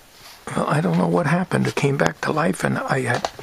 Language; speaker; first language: English; native; English